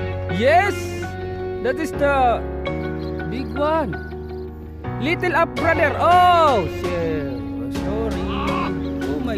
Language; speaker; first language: English; non-native, local second language; Filipino